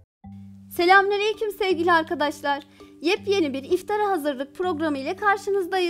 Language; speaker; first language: Turkish; native; Turkish